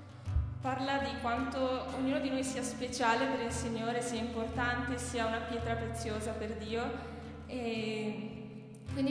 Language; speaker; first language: Italian; native; Italian